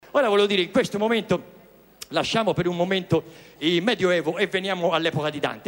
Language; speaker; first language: Italian; native; Italian